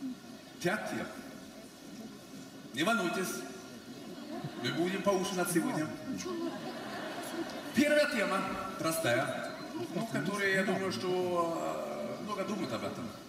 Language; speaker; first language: Russian; non-native, fluent; Swedish